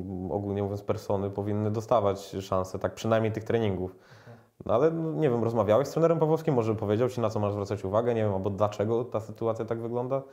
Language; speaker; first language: Polish; native; Polish